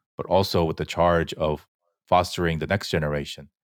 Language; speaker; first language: English; early bilingual, other home language; Korean